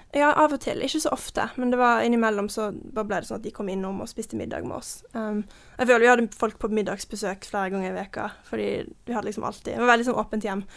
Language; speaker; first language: Norwegian; early bilingual, heritage; Norwegian